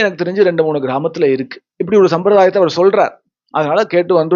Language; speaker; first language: Tamil; native; Tamil